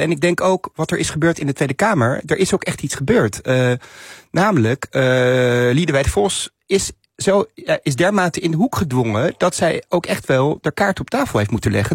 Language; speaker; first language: Dutch; native; Dutch